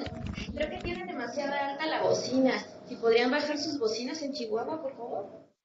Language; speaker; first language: Spanish; native; Spanish